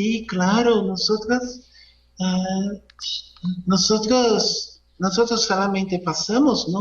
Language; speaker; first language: Spanish; non-native, learner; Portuguese